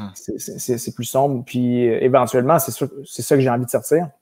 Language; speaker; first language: French; native; French